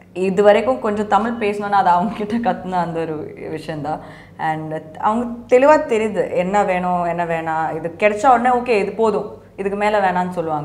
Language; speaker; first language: Tamil; non-native, fluent; Malayalam